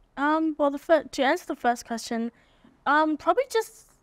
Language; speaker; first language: English; native; English